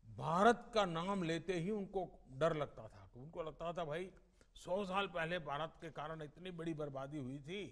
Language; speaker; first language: Hindi; non-native, local second language; Gujarati